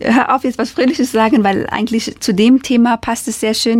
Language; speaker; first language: German; non-native, fluent; Persian